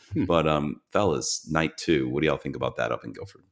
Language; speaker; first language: English; native; English